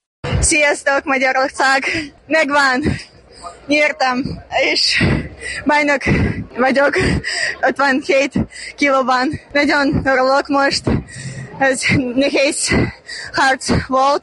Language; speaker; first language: Hungarian; non-native, learner; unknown